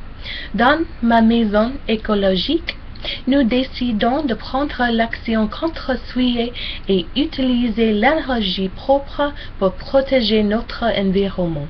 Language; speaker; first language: French; non-native, learner; English